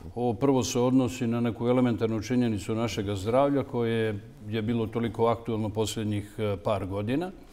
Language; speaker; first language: Serbian; native; Serbian